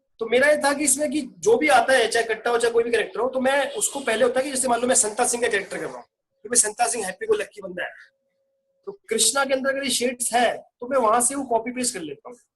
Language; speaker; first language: Hindi; native; Hindi